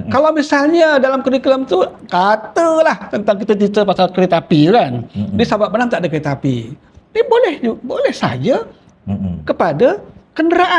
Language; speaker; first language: Malay; native; Malay